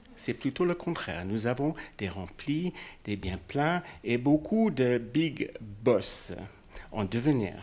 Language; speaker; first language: French; non-native, fluent; English